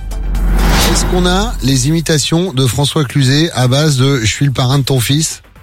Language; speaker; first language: French; native; French